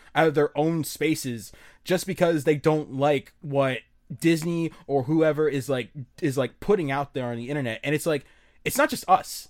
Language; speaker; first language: English; early bilingual, other home language; Spanish